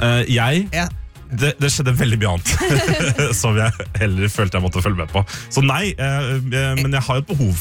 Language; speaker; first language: Norwegian; native; Norwegian